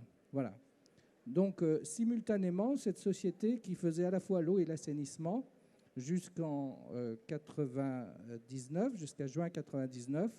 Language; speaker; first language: French; native; French